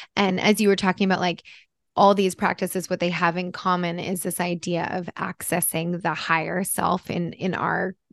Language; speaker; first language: English; early bilingual, other home language; Italian